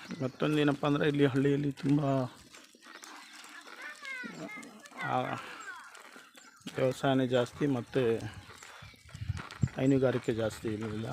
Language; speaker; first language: Kannada; non-native, local second language; Urdu